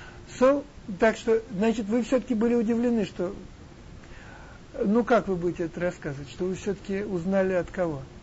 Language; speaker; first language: Russian; native; Russian